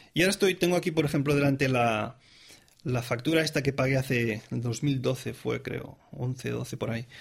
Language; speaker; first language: Spanish; non-native, local second language; Catalan